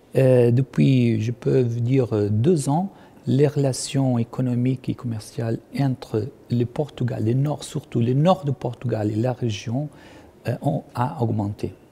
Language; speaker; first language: French; non-native, fluent; Portuguese